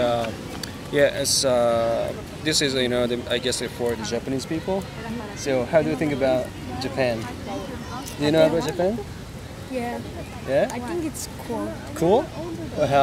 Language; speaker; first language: English; non-native, learner; Japanese